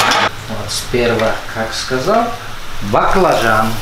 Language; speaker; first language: Russian; non-native, fluent; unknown